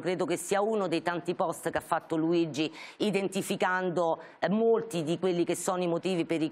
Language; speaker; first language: Italian; native; Italian